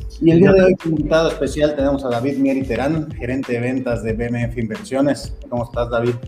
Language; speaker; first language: Spanish; native; Spanish